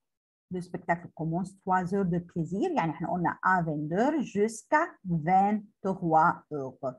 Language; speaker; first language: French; non-native, learner; Arabic